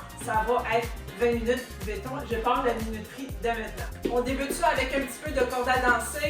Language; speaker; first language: French; native; French